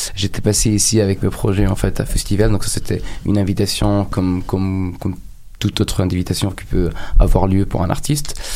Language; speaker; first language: French; non-native, fluent; Arabic